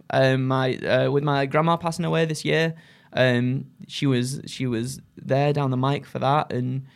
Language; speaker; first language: English; native; English